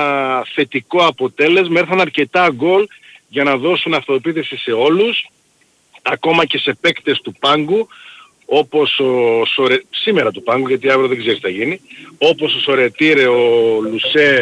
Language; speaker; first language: Greek; native; Greek